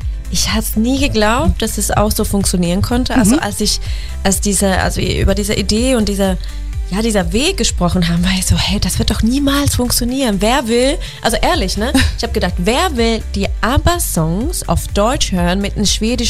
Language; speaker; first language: German; non-native, fluent; Swedish